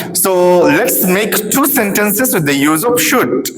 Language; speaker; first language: English; non-native, local second language; Bangla